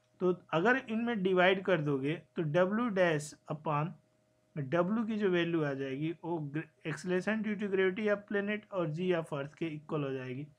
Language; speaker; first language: Hindi; native; Hindi